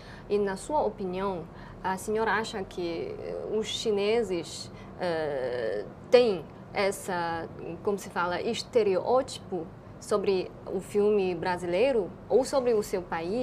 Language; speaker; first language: Portuguese; non-native, fluent; Chinese